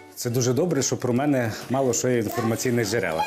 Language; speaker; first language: Ukrainian; native; Ukrainian